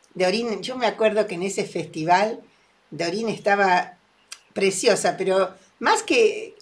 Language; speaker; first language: Spanish; native; Spanish